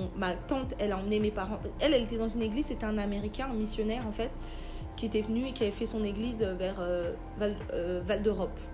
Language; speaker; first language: French; early bilingual, other home language; Lingala